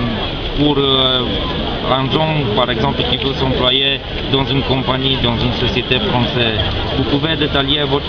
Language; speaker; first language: French; non-native, local second language; Romanian